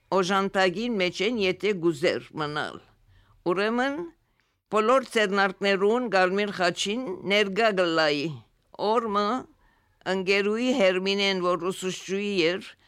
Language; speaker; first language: Armenian; early bilingual, heritage; Armenian